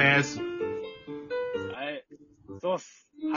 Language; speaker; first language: Japanese; native; Japanese